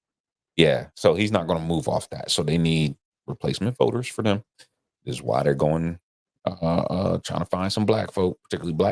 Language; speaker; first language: English; native; English